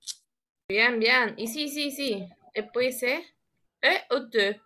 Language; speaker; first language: French; non-native, fluent; Spanish